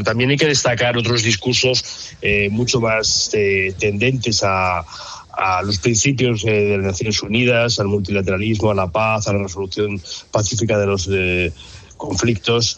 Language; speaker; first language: Spanish; native; Spanish